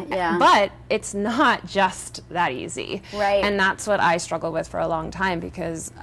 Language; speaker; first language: English; native; English